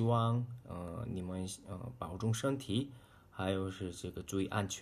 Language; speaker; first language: Chinese; non-native, learner; Korean